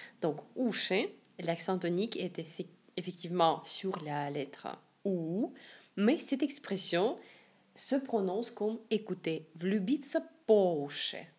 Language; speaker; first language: French; non-native, fluent; Russian